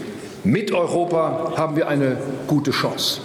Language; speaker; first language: German; native; German